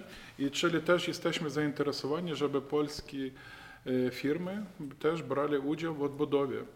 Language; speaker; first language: Polish; non-native, fluent; Ukrainian